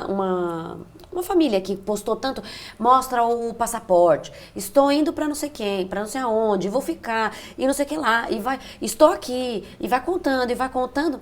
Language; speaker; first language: Portuguese; native; Portuguese